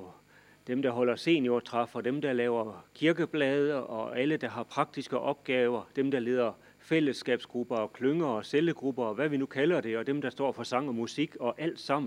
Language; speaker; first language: Danish; native; Danish